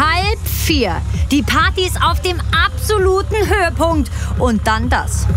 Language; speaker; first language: German; native; German